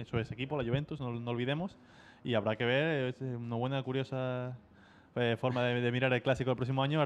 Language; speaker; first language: Spanish; native; Spanish